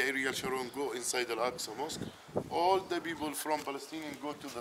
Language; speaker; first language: English; non-native, learner; Arabic